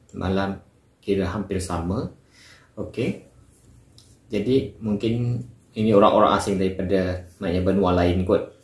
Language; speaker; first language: Malay; native; Malay